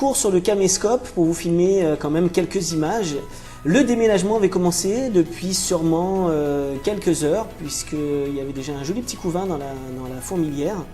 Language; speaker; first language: French; native; French